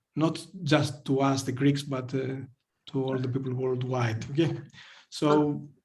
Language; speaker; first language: English; non-native, fluent; Greek